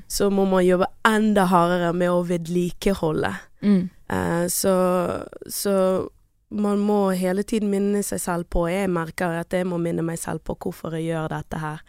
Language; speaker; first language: Norwegian; early bilingual, other home language; Portuguese